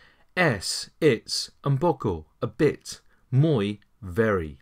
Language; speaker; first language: Spanish; non-native, learner; English